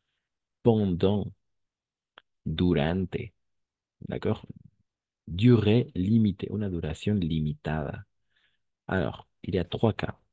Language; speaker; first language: French; non-native, fluent; Spanish